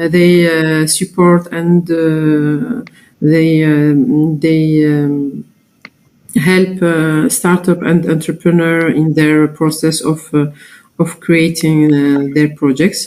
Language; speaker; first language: English; non-native, fluent; Arabic